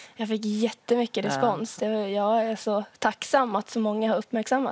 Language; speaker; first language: Swedish; native; Swedish